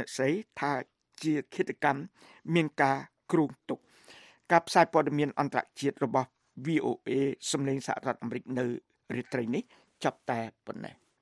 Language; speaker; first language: Khmer; native; Khmer